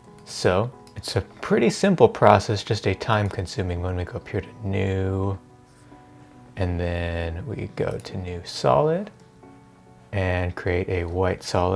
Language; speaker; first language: English; native; English